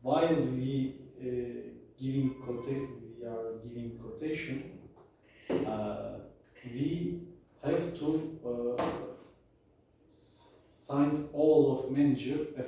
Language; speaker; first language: English; non-native, learner; Turkish